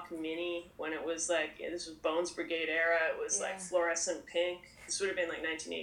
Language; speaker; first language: English; native; English